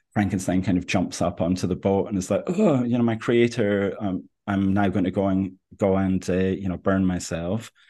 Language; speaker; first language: English; native; English